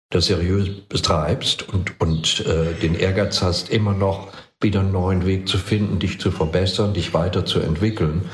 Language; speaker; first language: German; non-native, fluent; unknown